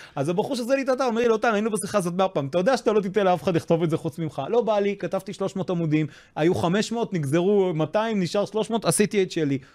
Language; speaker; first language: Hebrew; non-native, fluent; English